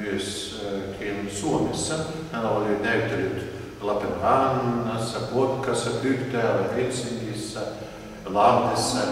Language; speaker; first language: Finnish; non-native, learner; Russian